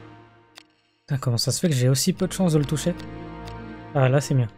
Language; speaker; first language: French; native; French